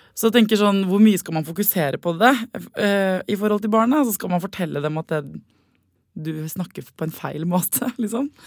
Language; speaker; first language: Norwegian; native; Norwegian